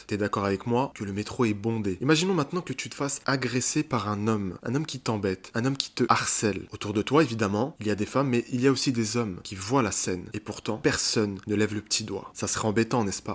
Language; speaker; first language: French; native; French